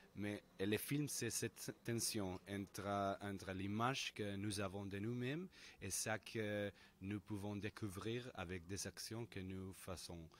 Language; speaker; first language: French; non-native, learner; Spanish